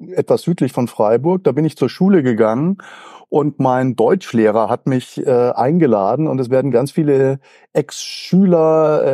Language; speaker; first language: German; native; German